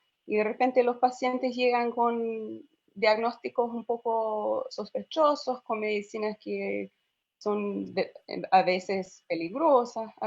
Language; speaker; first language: Spanish; non-native, fluent; English